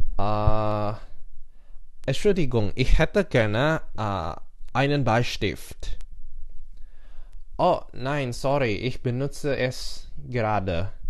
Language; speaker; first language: German; non-native, learner; Indonesian